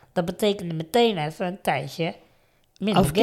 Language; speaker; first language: Dutch; native; Dutch